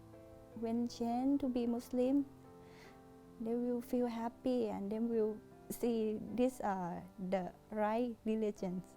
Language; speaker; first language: English; non-native, learner; Thai